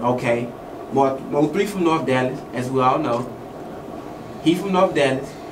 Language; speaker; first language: English; native; English